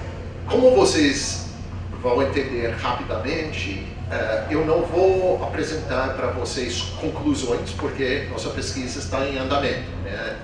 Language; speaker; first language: Portuguese; non-native, fluent; English